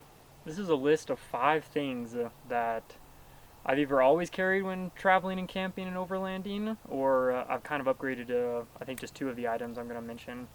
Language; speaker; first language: English; native; English